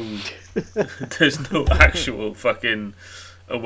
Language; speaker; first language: English; native; English